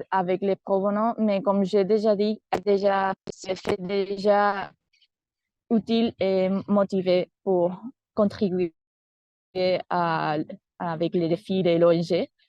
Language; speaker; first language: French; non-native, fluent; Spanish